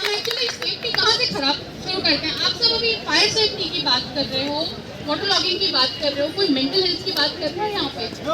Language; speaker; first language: Hindi; native; Hindi